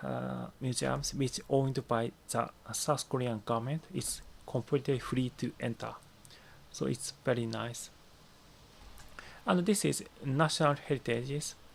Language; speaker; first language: English; non-native, learner; Japanese